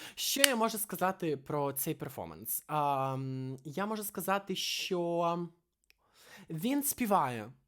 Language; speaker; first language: Ukrainian; non-native, fluent; Russian